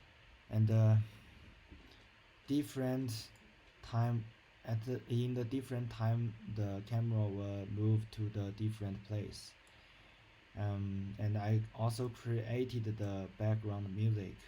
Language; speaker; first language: English; non-native, learner; Chinese